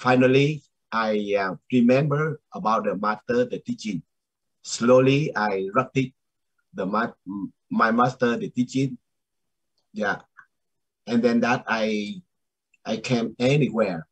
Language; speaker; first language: English; non-native, learner; Vietnamese